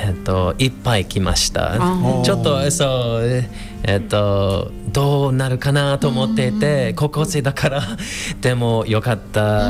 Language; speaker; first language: Japanese; non-native, fluent; English